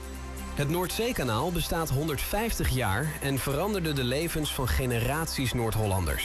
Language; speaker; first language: Dutch; native; Dutch